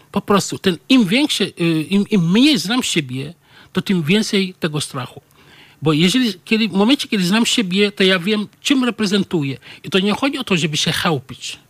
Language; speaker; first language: Polish; non-native, fluent; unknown